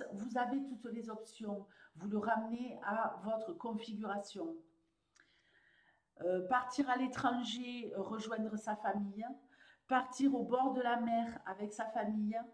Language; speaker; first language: French; native; French